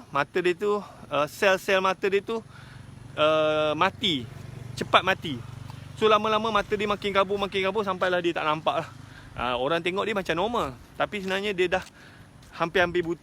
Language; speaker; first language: Malay; native; Malay